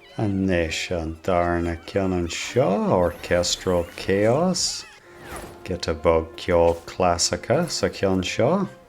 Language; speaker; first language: Irish; non-native, local second language; English